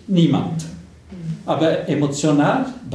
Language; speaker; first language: German; non-native, fluent; Swedish